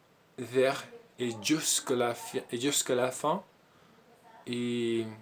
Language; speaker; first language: French; non-native, learner; Spanish